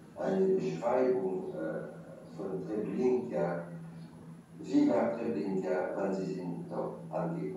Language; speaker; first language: German; non-native, learner; French